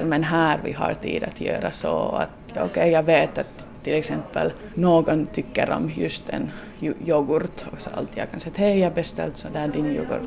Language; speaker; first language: Swedish; non-native, local second language; Finnish